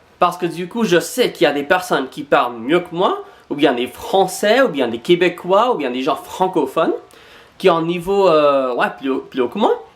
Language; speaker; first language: French; non-native, fluent; English